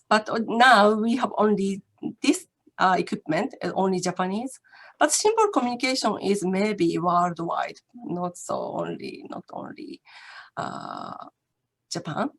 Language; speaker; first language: English; non-native, learner; Japanese